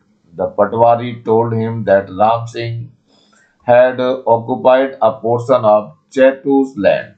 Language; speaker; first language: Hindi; native; Hindi